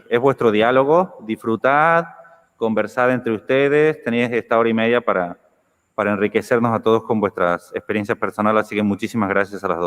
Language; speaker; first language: Spanish; native; Spanish